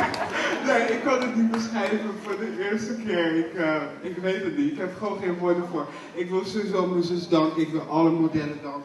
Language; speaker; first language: Dutch; non-native, fluent; Portuguese